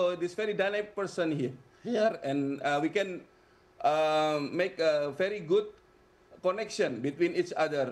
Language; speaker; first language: English; non-native, fluent; Indonesian